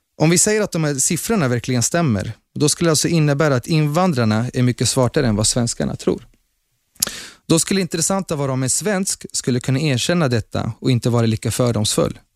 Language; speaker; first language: Swedish; early bilingual, other home language; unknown